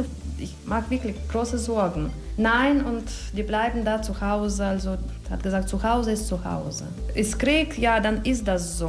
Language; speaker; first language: German; non-native, learner; Ukrainian